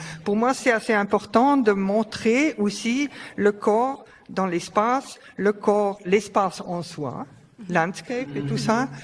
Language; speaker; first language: French; non-native, fluent; German